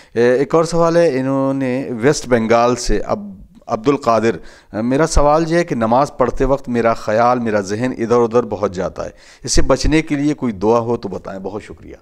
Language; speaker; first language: Urdu; native; Urdu